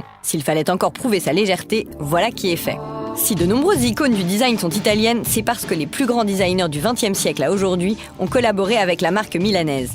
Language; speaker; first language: French; native; French